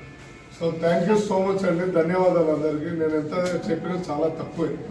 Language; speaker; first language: Telugu; native; Telugu